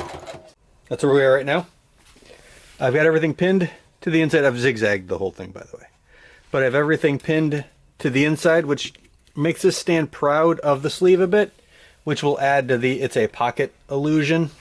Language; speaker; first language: English; native; English